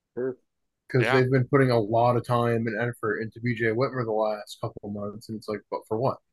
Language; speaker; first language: English; native; English